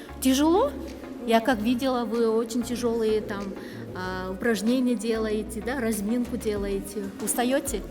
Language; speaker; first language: Russian; non-native, local second language; Kyrgyz